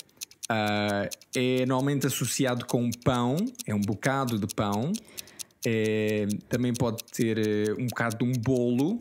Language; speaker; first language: Portuguese; non-native, fluent; English